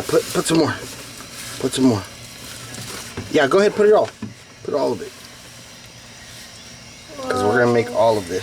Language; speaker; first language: English; native; English